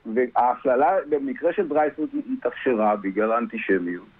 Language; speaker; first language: Hebrew; native; Hebrew